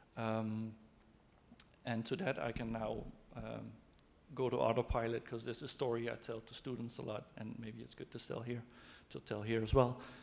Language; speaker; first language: English; non-native, fluent; Dutch